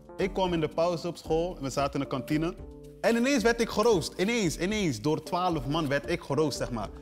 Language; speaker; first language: Dutch; early bilingual, other home language; Portuguese